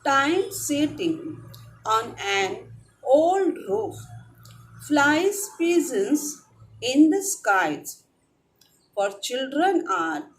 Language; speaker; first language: English; non-native, local second language; Marathi